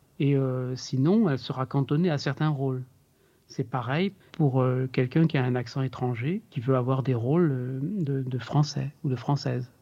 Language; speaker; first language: French; native; French